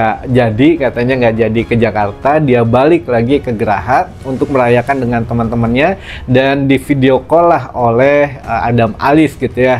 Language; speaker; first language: Indonesian; native; Indonesian